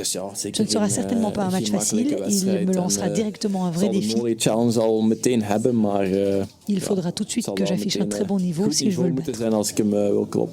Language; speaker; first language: French; native; French